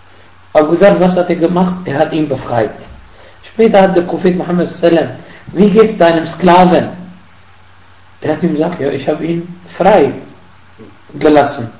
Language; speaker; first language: German; non-native, fluent; Arabic